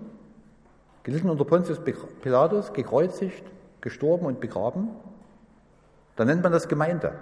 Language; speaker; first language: German; native; German